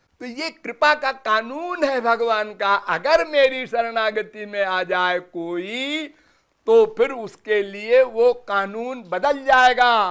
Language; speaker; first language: Hindi; native; Hindi